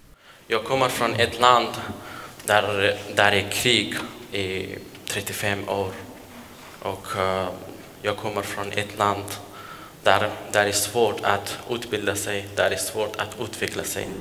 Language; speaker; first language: Swedish; non-native, learner; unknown